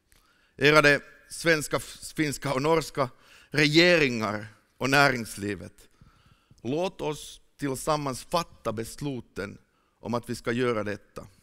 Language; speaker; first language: Swedish; non-native, fluent; Finnish